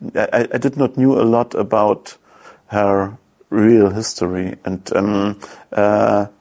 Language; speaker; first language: English; non-native, fluent; German